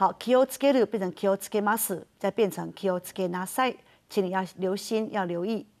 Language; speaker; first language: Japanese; non-native, fluent; Chinese